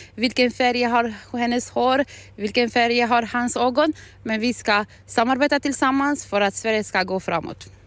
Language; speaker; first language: Swedish; non-native, fluent; Albanian